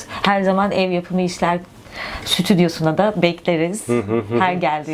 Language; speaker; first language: Turkish; native; Turkish